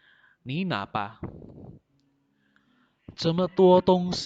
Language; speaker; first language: Chinese; non-native, fluent; Indonesian